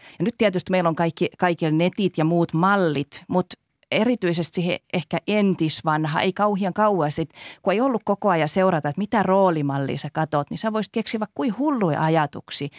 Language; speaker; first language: Finnish; native; Finnish